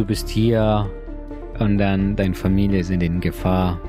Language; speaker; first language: German; non-native, learner; Persian